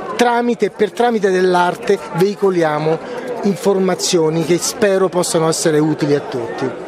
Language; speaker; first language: Italian; native; Italian